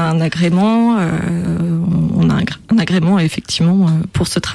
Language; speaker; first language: French; native; French